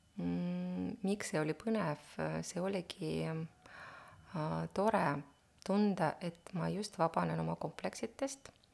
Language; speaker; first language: Estonian; non-native, local second language; Russian